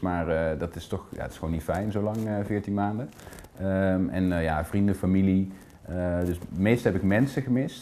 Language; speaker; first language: Dutch; native; Dutch